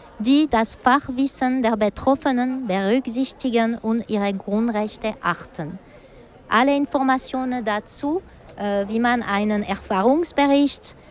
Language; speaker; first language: German; non-native, local second language; French